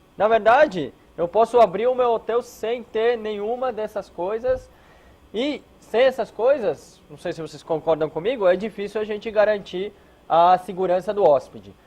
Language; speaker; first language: Portuguese; early bilingual, heritage; Hebrew